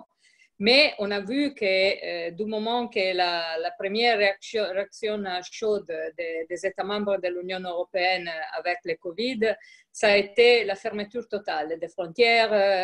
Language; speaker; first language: French; non-native, fluent; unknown